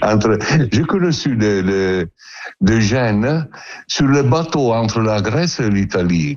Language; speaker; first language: French; non-native, learner; Italian